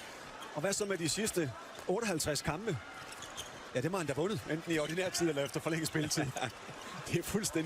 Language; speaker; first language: Danish; native; Danish